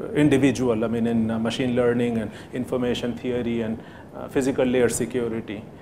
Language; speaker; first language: English; non-native, local second language; Hindi